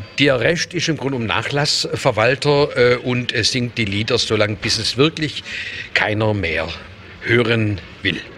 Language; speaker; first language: German; native; German